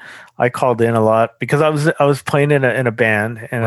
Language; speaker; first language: English; native; English